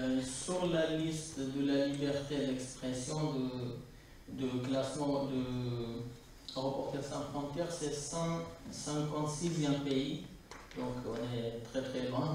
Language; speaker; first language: French; non-native, fluent; Kurdish